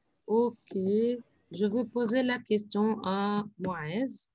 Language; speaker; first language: French; non-native, fluent; Arabic